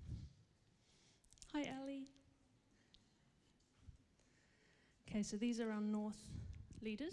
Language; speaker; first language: English; native; English